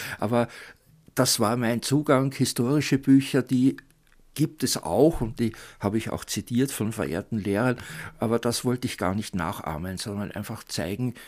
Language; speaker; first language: German; native; German